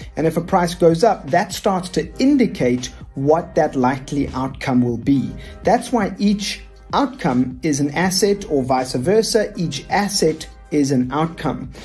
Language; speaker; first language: English; native; English